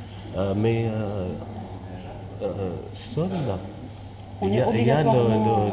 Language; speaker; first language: French; non-native, fluent; Arabic